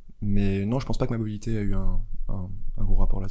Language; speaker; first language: French; native; French